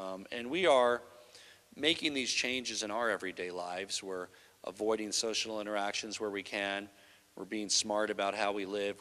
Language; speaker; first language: English; native; English